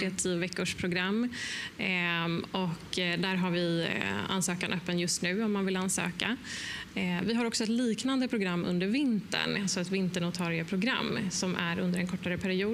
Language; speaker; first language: Swedish; native; Swedish